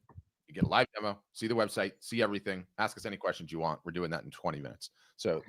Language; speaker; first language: English; native; English